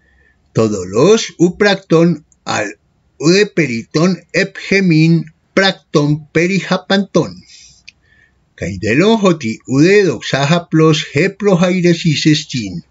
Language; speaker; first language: Greek; non-native, fluent; Spanish